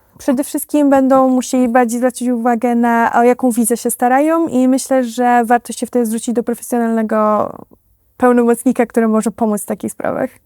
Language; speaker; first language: Polish; native; Polish